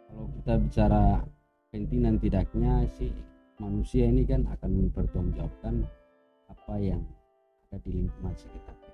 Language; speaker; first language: Indonesian; native; Indonesian